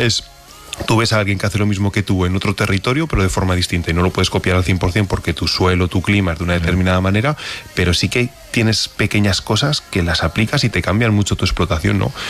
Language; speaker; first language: Spanish; native; Spanish